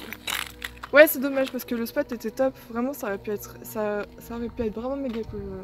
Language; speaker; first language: French; native; French